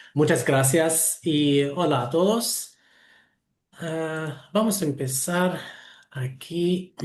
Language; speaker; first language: Spanish; non-native, fluent; Arabic